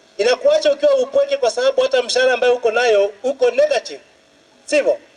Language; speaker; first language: Swahili; non-native, local second language; Luo (Kenya and Tanzania)